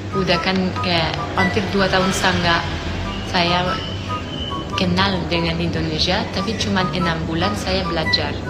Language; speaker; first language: Indonesian; non-native, fluent; French